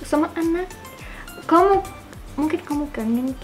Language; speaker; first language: Indonesian; non-native, learner; English